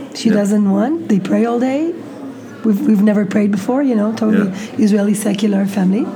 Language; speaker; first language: English; non-native, fluent; Hebrew